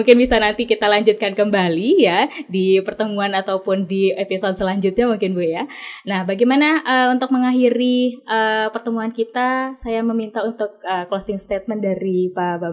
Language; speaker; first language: Indonesian; native; Indonesian